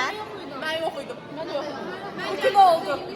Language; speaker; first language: Turkish; non-native, learner; Azerbaijani